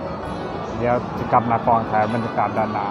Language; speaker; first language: Thai; non-native, local second language; Northeastern Thai